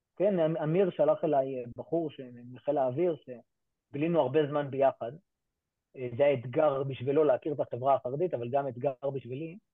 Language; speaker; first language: Hebrew; native; Hebrew